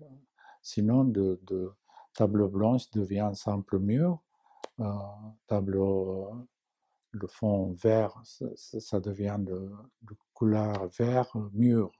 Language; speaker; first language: French; non-native, learner; Japanese